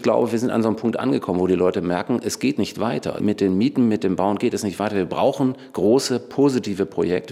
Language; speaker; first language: German; native; German